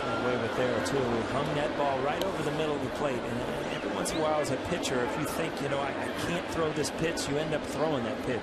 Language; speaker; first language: English; native; English